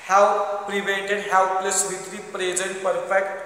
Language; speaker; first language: English; non-native, local second language; Marathi